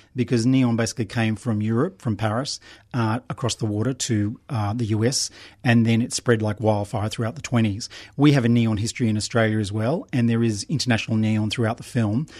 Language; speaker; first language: English; native; English